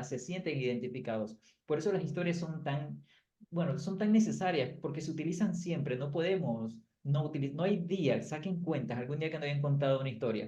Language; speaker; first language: Spanish; native; Spanish